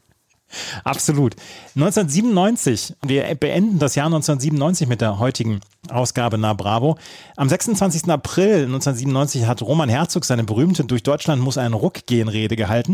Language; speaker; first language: German; native; German